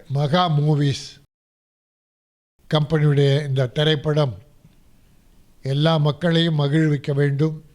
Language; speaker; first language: Tamil; native; Tamil